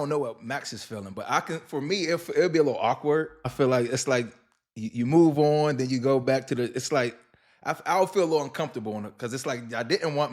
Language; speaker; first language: English; native; English